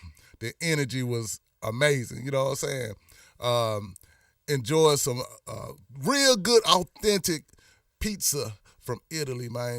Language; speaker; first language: English; native; English